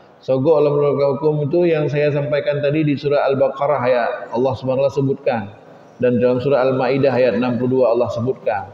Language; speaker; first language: Malay; non-native, local second language; Achinese